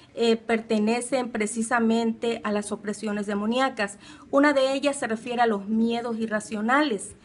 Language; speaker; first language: Spanish; native; Spanish